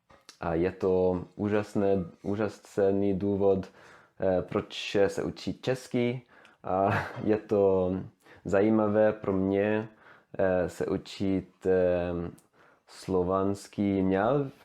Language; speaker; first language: Czech; non-native, learner; Swedish